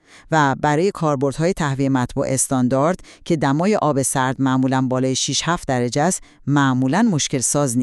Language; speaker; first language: Persian; native; Persian